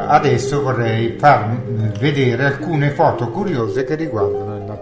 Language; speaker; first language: Italian; native; Italian